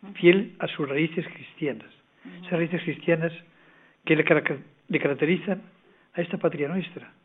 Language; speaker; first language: Spanish; native; Spanish